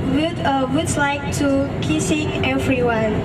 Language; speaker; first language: English; non-native, learner; Indonesian